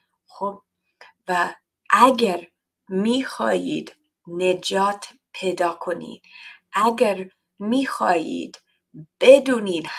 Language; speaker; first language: Persian; non-native, learner; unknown